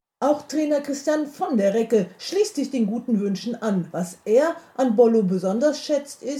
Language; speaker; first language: German; native; German